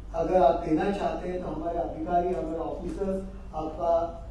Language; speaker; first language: Hindi; non-native, local second language; Marathi